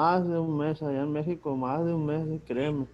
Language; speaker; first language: Spanish; native; Spanish